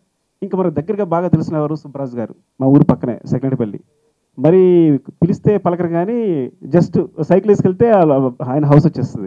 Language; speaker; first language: Telugu; native; Telugu